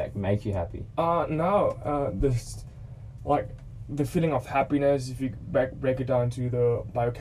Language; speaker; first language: English; non-native, fluent; German